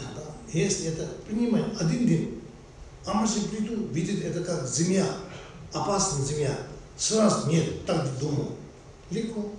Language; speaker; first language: Russian; non-native, learner; Tibetan